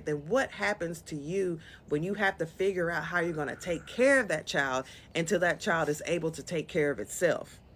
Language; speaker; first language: English; native; English